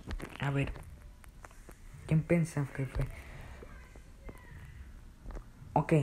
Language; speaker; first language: Spanish; early bilingual, heritage; Spanish